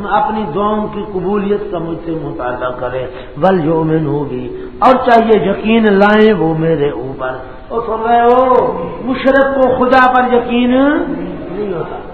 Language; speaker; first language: Urdu; non-native, local second language; Punjabi